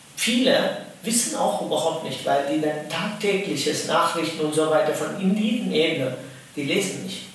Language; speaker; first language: German; non-native, fluent; Tamil